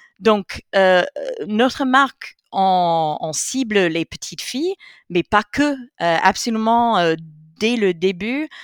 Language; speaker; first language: French; non-native, fluent; English